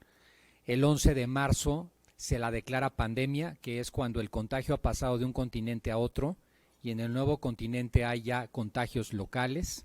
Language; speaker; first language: Spanish; native; Spanish